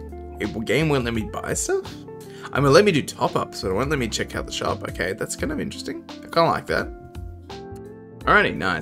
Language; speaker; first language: English; native; English